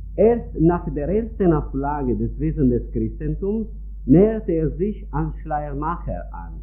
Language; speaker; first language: German; non-native, fluent; Italian